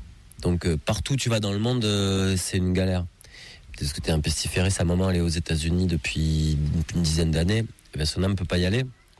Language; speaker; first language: French; native; French